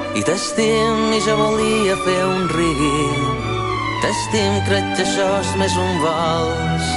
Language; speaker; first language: Estonian; non-native, learner; Catalan